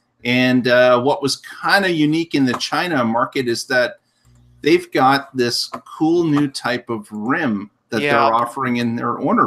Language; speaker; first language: English; native; English